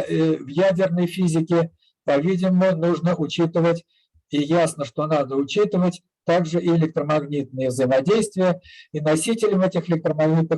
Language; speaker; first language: Russian; native; Russian